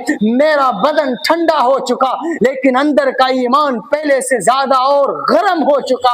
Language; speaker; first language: Urdu; native; Urdu